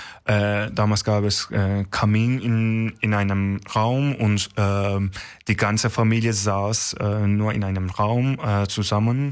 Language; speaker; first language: German; non-native, learner; Turkish